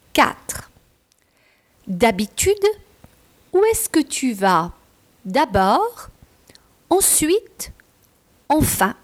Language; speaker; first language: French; non-native, fluent; English